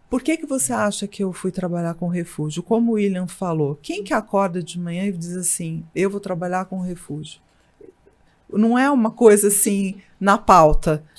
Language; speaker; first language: Portuguese; native; Portuguese